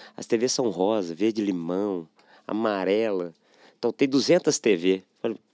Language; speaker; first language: Portuguese; native; Portuguese